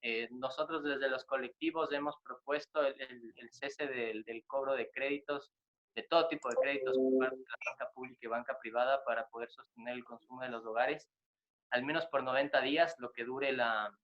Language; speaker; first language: Spanish; native; Spanish